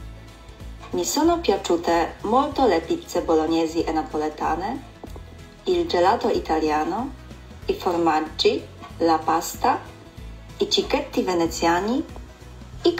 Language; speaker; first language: Italian; non-native, fluent; Polish